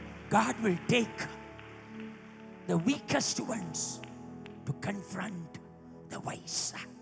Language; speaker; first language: English; non-native, local second language; Tamil